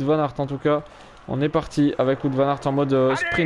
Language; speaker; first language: French; native; French